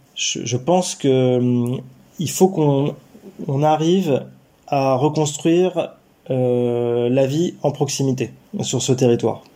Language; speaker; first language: French; native; French